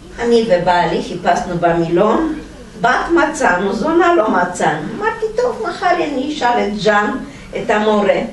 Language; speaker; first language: Hebrew; non-native, fluent; Romanian